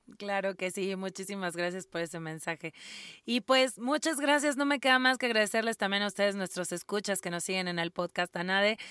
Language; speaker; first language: Spanish; native; Spanish